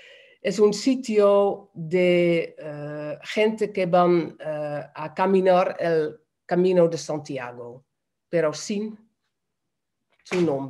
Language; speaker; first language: Spanish; non-native, fluent; Dutch